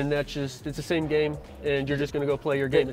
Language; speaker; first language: English; native; English